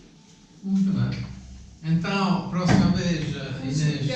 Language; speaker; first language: Portuguese; non-native, fluent; Italian